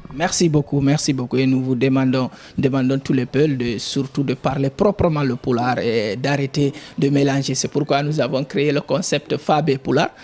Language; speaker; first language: French; non-native, local second language; Fula